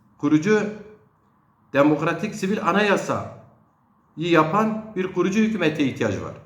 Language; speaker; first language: Turkish; non-native, local second language; Zaza